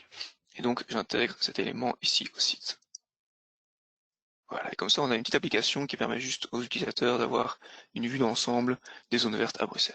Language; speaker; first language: French; native; French